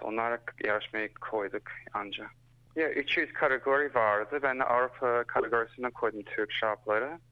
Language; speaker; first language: Turkish; early bilingual, heritage; Turkish